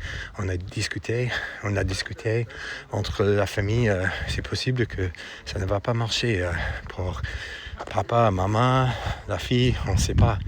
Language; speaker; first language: French; non-native, fluent; English